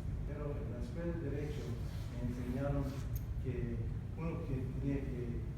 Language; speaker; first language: Spanish; non-native, fluent; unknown